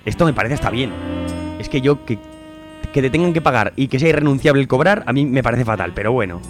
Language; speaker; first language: Spanish; native; Spanish